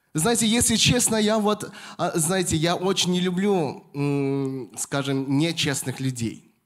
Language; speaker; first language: Russian; non-native, fluent; Korean